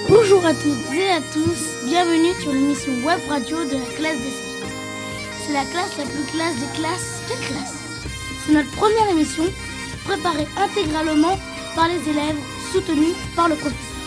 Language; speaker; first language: French; native; French